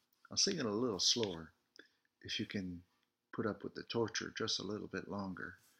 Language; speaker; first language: English; early bilingual, other home language; French